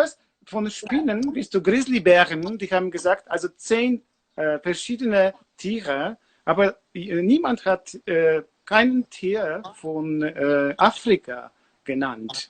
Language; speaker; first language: German; non-native, learner; Polish